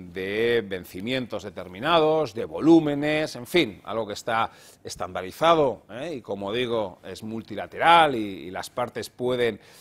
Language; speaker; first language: Spanish; native; Spanish